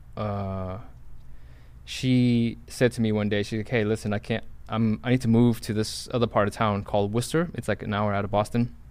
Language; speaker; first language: English; native; English